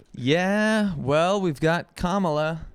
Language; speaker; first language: English; native; English